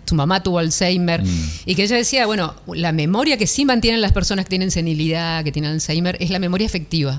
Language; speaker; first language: Spanish; native; Spanish